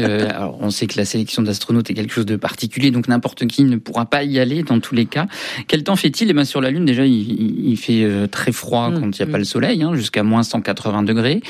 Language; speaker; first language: French; native; French